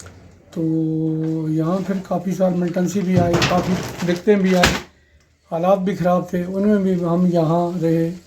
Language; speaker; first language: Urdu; non-native, local second language; Kashmiri